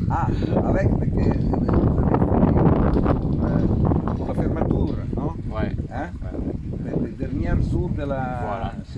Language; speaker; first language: French; non-native, learner; Italian